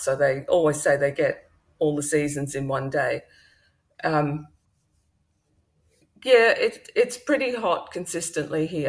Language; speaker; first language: English; native; English